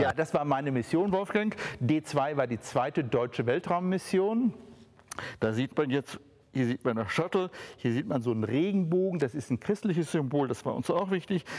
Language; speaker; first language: German; native; German